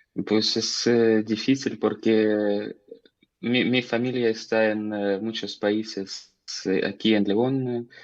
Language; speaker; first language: Spanish; non-native, learner; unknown